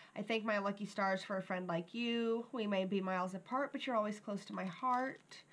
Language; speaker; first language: English; native; English